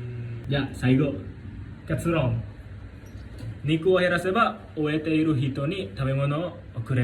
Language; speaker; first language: Japanese; non-native, learner; Indonesian